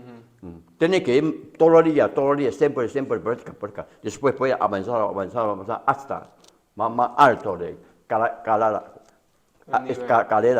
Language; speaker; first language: Spanish; non-native, learner; Chinese